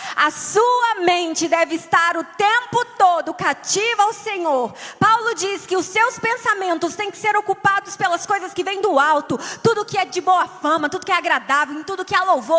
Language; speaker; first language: Portuguese; native; Portuguese